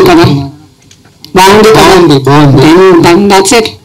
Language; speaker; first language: Telugu; non-native, local second language; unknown